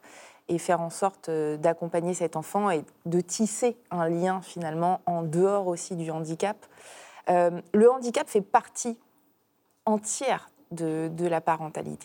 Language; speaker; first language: French; native; French